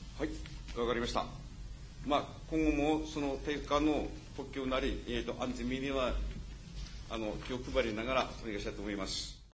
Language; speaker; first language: Japanese; native; Japanese